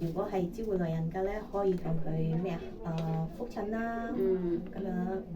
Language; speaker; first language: Cantonese; non-native, fluent; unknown